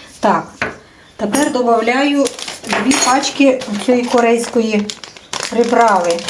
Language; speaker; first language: Ukrainian; native; Ukrainian